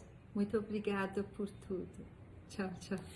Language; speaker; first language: Portuguese; non-native, fluent; Persian